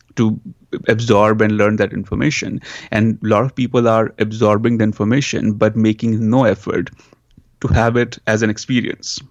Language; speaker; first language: English; non-native, local second language; Hindi